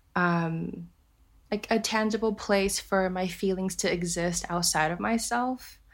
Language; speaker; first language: English; early bilingual, other home language; Japanese